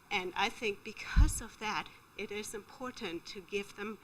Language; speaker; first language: English; non-native, fluent; German